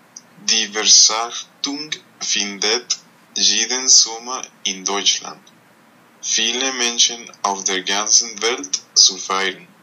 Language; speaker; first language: German; non-native, learner; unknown